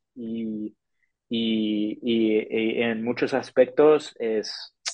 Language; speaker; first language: Spanish; non-native, fluent; English